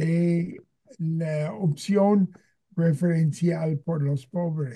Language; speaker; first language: Spanish; non-native, fluent; English